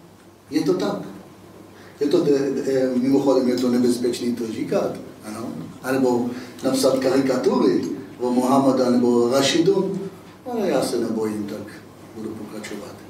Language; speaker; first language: Czech; non-native, fluent; Hebrew